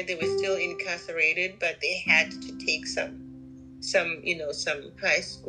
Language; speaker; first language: English; non-native, local second language; Zulu